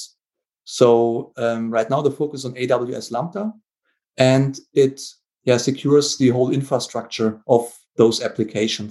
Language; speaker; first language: English; non-native, fluent; German